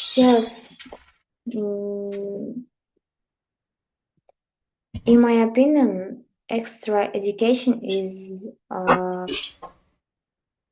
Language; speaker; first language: English; non-native, learner; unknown